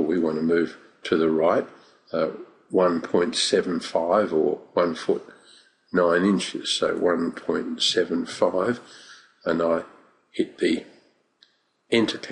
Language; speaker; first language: English; native; English